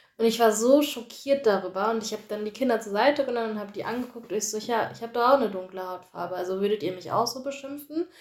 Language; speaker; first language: German; early bilingual, other home language; Tamil